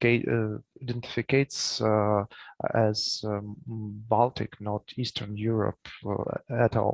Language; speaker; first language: English; non-native, learner; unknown